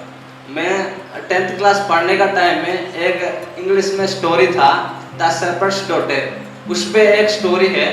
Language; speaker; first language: Hindi; non-native, local second language; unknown